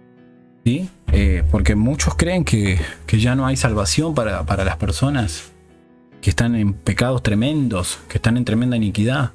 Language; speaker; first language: Spanish; native; Spanish